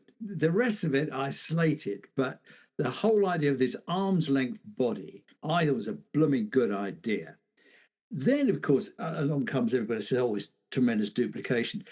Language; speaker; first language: English; native; English